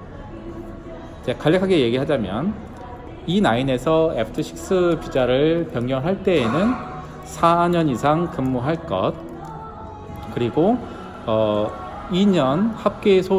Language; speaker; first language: Korean; native; Korean